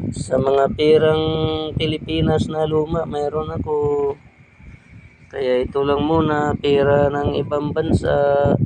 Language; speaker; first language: Filipino; native; Filipino